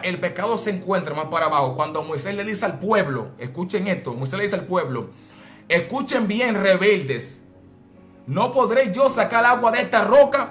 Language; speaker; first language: Spanish; native; Spanish